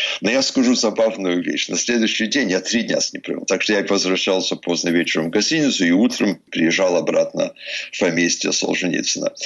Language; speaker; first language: Russian; early bilingual, heritage; Russian